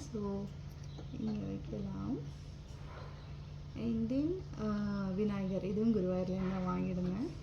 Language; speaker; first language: Tamil; non-native, local second language; Malayalam